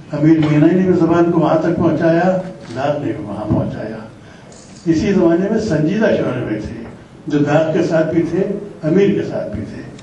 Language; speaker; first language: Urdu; native; Urdu